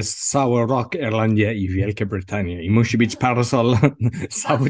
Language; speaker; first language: Polish; non-native, learner; English